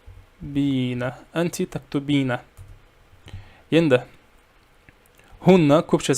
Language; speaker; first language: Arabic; non-native, fluent; Kazakh